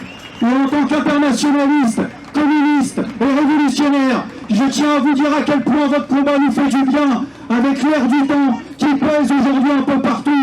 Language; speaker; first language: French; native; French